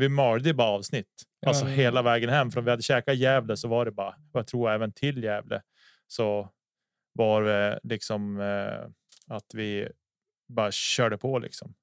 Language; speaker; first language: Swedish; native; Swedish